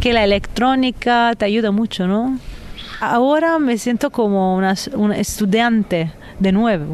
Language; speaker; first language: Spanish; non-native, fluent; Italian